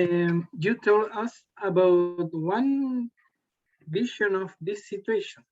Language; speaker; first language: English; non-native, learner; Spanish